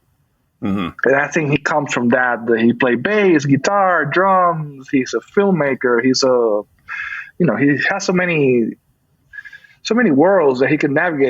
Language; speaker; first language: English; non-native, fluent; Spanish